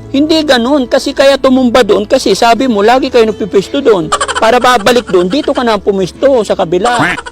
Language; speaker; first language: Filipino; native; Filipino